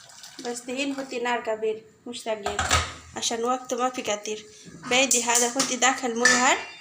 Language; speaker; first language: Arabic; non-native, learner; Bangla